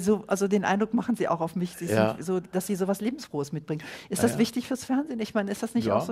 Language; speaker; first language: German; native; German